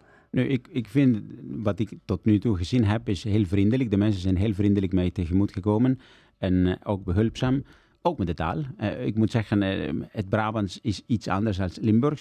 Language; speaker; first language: Dutch; non-native, fluent; Italian